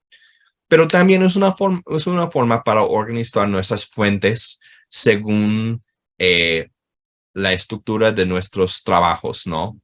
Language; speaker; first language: Spanish; non-native, fluent; English